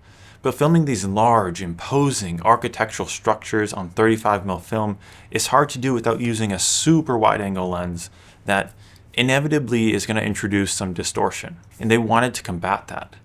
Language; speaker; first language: English; native; English